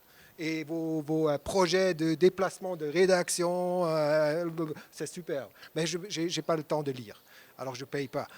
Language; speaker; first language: French; non-native, local second language; German